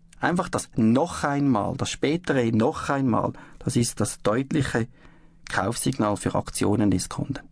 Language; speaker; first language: German; native; German